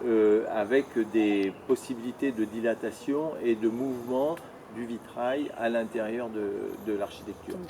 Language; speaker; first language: French; native; French